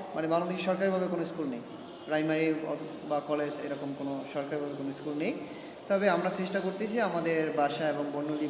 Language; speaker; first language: Bangla; non-native, local second language; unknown